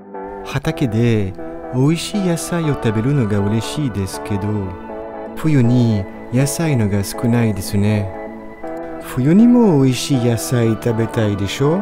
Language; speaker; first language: Japanese; non-native, learner; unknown